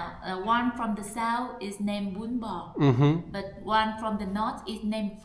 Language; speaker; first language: English; non-native, learner; Vietnamese